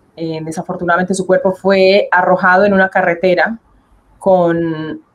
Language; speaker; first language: Spanish; native; Spanish